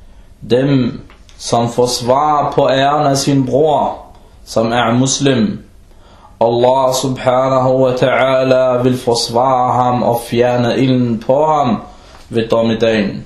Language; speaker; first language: Danish; early bilingual, other home language; Arabic